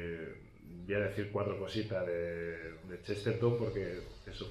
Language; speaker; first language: Spanish; native; Spanish